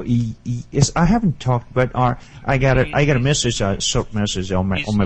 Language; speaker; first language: English; non-native, learner; Japanese